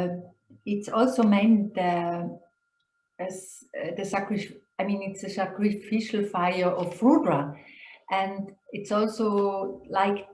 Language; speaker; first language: English; non-native, fluent; German